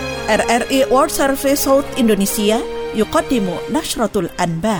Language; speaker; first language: Arabic; non-native, fluent; Indonesian